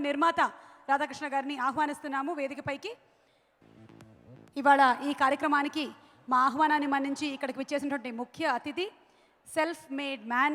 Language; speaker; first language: Telugu; native; Telugu